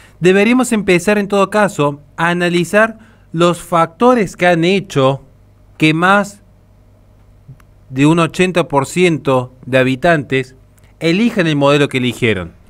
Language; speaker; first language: Spanish; native; Spanish